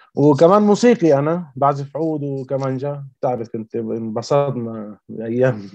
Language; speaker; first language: Arabic; early bilingual, heritage; Spanish